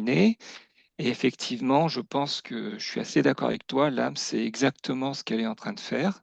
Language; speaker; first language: French; native; French